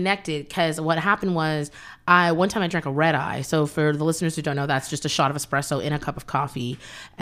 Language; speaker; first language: English; native; English